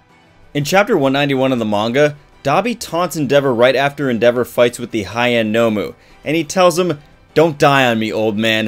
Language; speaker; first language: English; native; English